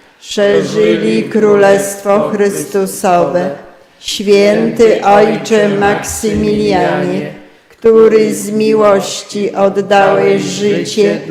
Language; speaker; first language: Polish; native; Polish